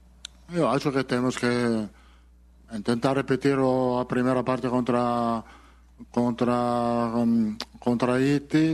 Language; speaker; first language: Portuguese; non-native, fluent; Spanish